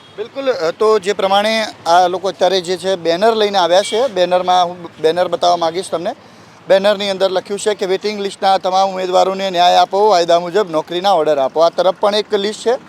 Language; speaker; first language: Gujarati; native; Gujarati